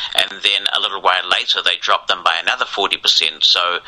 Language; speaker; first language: English; native; English